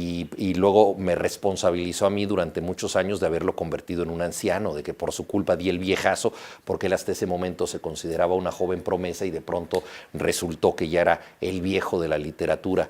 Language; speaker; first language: Spanish; native; Spanish